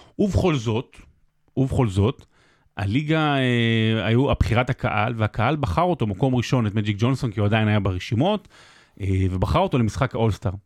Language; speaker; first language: Hebrew; native; Hebrew